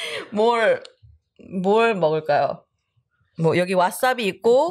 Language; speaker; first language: Korean; early bilingual, heritage; Korean